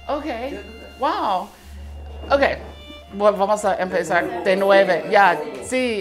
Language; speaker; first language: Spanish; non-native, learner; English